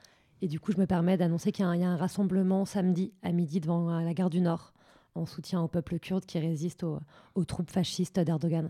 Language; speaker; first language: French; native; French